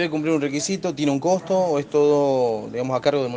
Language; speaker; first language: Spanish; native; Spanish